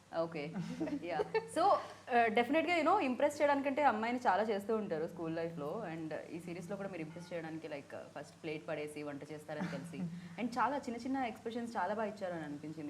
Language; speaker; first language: Telugu; native; Telugu